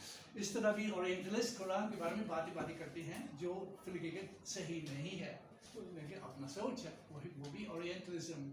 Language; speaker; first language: Hindi; non-native, fluent; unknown